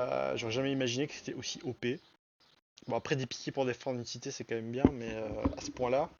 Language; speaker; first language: French; native; French